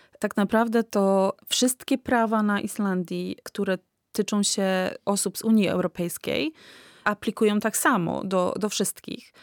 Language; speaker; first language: Polish; native; Polish